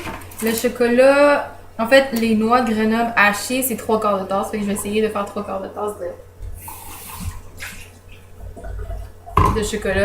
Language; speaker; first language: French; native; French